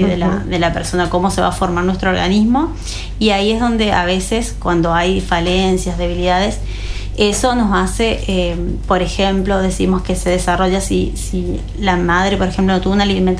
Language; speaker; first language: Spanish; native; Spanish